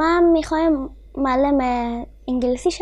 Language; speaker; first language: Persian; native; Persian